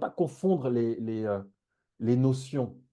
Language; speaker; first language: French; native; French